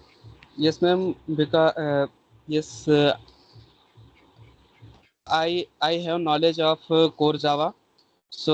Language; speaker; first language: English; non-native, learner; Hindi